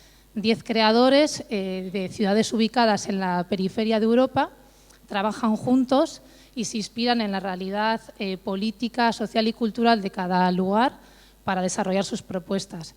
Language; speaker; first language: Spanish; native; Spanish